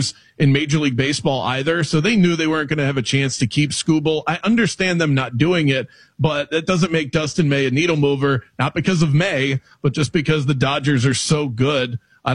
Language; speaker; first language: English; native; English